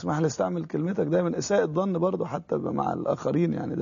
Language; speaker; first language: Arabic; native; Arabic